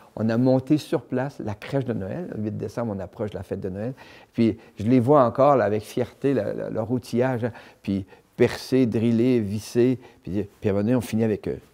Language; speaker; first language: French; native; French